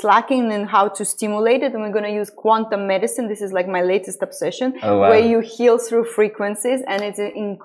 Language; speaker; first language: English; non-native, fluent; Estonian